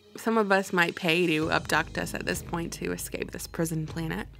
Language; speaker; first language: English; native; English